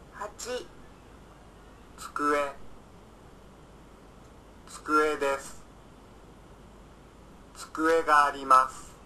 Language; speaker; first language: Japanese; non-native, learner; Indonesian